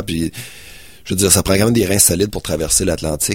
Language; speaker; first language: French; native; French